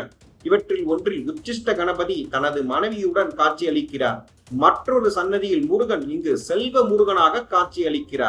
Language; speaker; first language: Tamil; native; Tamil